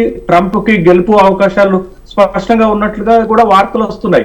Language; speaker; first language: Telugu; native; Telugu